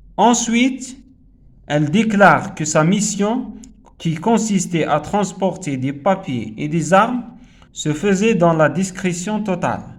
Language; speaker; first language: French; non-native, local second language; Arabic